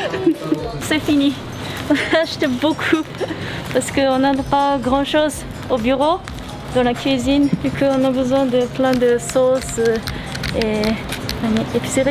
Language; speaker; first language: French; non-native, learner; Japanese